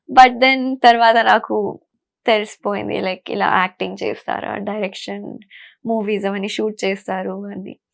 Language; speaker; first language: Telugu; non-native, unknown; Hindi